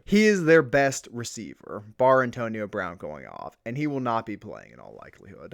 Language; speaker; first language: English; native; English